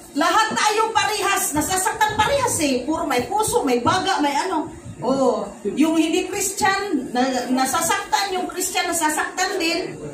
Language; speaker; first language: Filipino; non-native, local second language; Cebuano